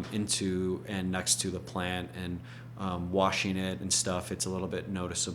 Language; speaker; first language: English; native; English